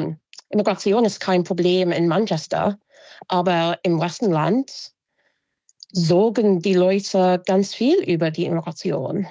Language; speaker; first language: German; non-native, fluent; English